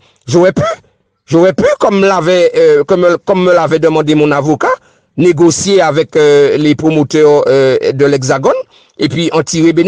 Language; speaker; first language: French; native; French